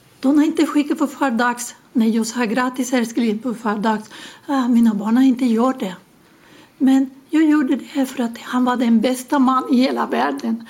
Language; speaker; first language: Swedish; non-native, fluent; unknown